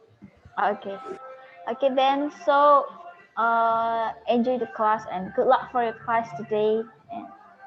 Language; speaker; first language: English; non-native, fluent; Indonesian